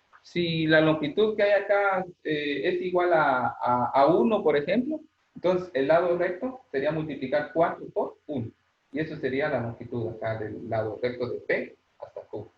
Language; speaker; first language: Spanish; native; Spanish